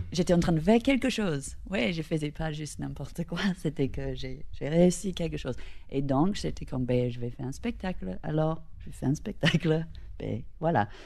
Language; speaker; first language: French; non-native, fluent; English